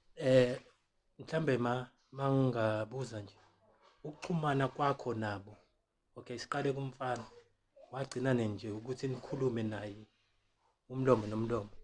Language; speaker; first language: Zulu; native; Zulu